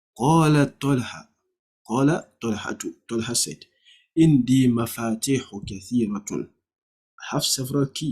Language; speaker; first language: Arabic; non-native, fluent; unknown